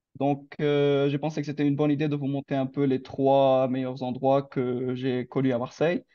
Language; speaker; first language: French; non-native, local second language; Arabic